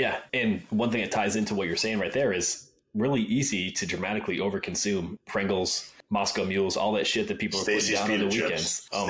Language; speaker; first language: English; native; English